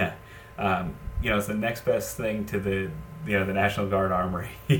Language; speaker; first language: English; native; English